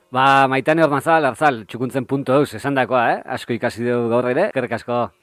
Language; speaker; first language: Basque; native; Basque